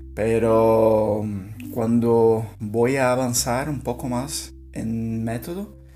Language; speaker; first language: Spanish; non-native, learner; Portuguese